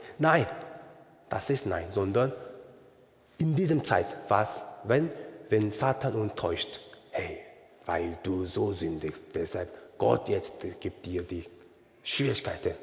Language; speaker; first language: German; non-native, learner; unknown